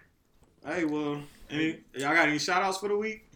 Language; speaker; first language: English; native; English